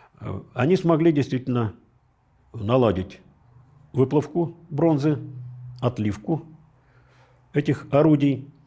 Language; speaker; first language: Russian; native; Russian